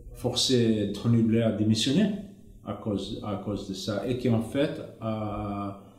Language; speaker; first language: French; non-native, fluent; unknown